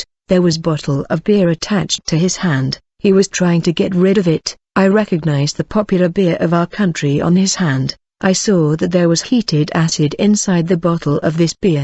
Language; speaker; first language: English; non-native, fluent; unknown